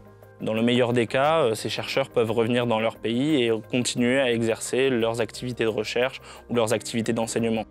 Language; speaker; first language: French; native; French